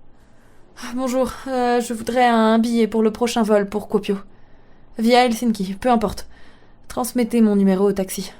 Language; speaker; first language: French; native; French